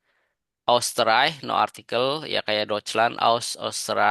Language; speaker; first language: German; non-native, learner; Indonesian